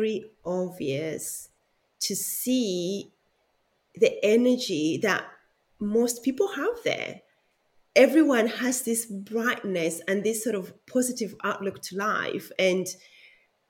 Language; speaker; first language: English; non-native, local second language; Luo (Kenya and Tanzania)